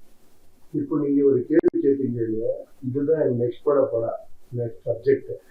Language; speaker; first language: Tamil; non-native, learner; Kannada